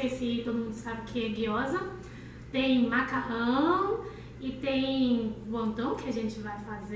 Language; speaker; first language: Portuguese; non-native, learner; Chinese